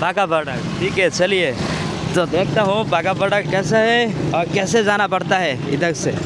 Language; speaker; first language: Hindi; non-native, fluent; Bangla